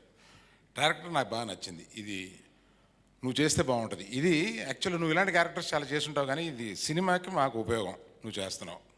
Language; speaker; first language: Telugu; native; Telugu